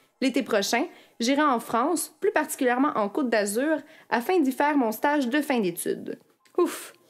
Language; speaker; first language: French; native; French